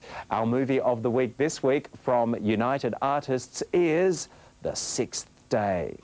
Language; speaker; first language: English; native; English